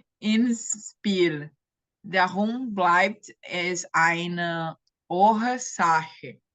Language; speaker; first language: German; non-native, learner; Portuguese